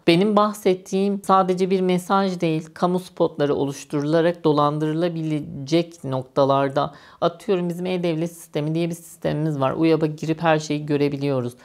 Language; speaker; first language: Turkish; native; Turkish